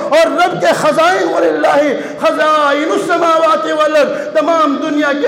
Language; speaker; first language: Urdu; non-native, local second language; Gujarati